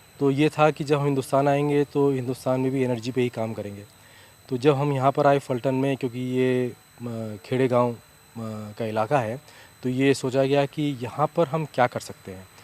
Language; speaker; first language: Hindi; native; Hindi